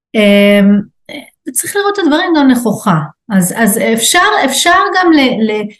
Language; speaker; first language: Hebrew; native; Hebrew